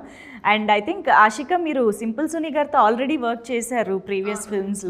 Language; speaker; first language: Telugu; native; Telugu